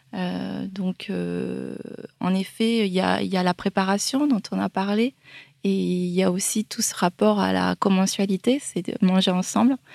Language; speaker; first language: French; native; French